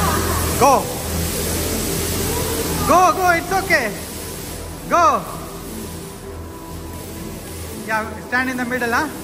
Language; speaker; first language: English; non-native, local second language; Hindi